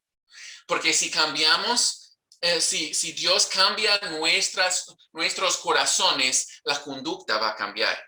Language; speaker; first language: Spanish; non-native, fluent; English